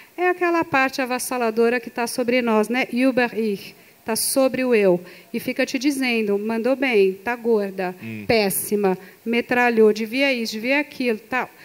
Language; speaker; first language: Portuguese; native; Portuguese